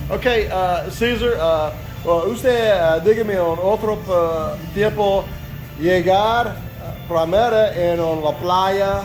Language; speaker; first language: Spanish; non-native, learner; English